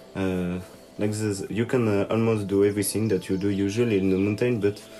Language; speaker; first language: English; non-native, learner; French